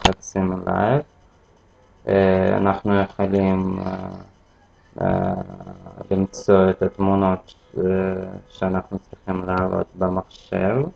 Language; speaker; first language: Hebrew; non-native, fluent; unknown